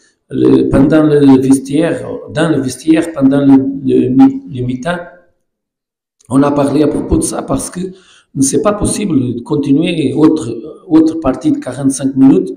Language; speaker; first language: French; non-native, fluent; Portuguese